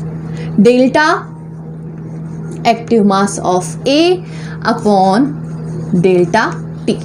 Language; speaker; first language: Hindi; native; Hindi